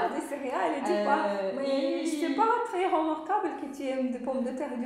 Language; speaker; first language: French; non-native, learner; Russian